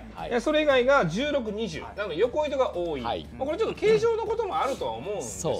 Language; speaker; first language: Japanese; native; Japanese